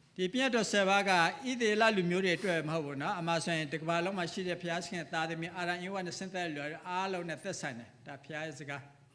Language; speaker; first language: Burmese; non-native, local second language; S'gaw Karen